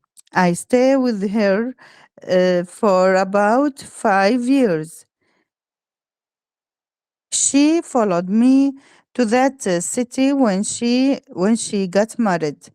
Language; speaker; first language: English; non-native, learner; Arabic